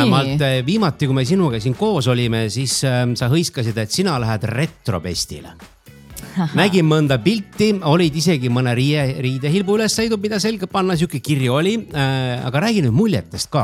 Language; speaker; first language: Estonian; native; Estonian